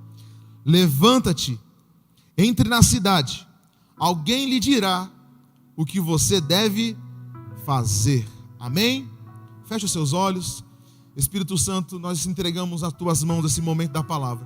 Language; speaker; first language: Portuguese; native; Portuguese